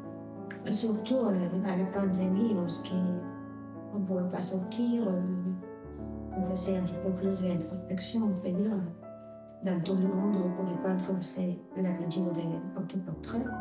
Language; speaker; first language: French; non-native, fluent; Spanish